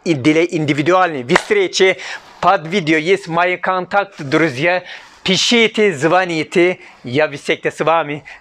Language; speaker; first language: Russian; non-native, learner; Turkish